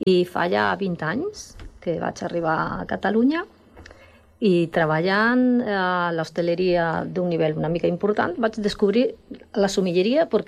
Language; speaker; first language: Catalan; non-native, local second language; Spanish